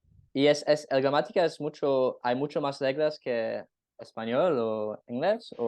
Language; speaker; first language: Spanish; non-native, learner; English